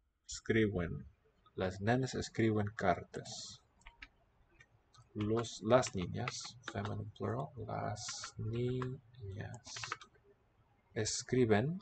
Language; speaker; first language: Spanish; non-native, learner; English